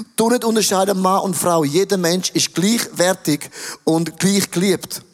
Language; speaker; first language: German; native; German